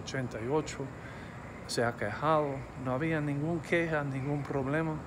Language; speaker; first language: Spanish; non-native, fluent; English